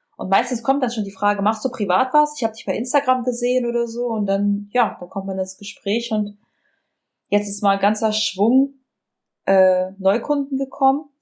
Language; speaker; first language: German; native; German